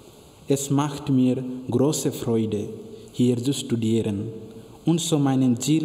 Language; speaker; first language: German; non-native, fluent; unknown